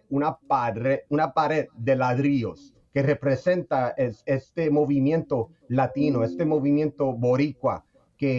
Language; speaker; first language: Spanish; early bilingual, heritage; Spanish